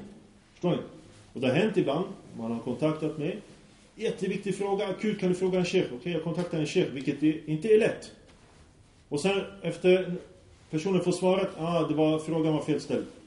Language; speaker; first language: Swedish; early bilingual, other home language; Arabic